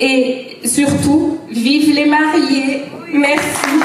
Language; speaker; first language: French; native; French